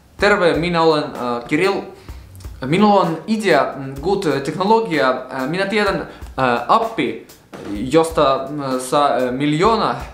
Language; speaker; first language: Finnish; non-native, fluent; Russian